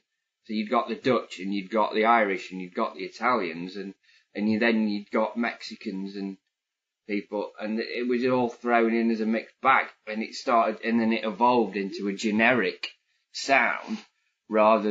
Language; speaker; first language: English; native; English